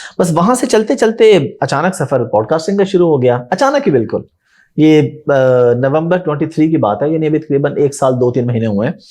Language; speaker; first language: Urdu; non-native, local second language; Saraiki